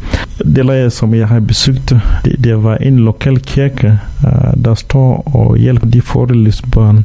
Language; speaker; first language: Danish; non-native, fluent; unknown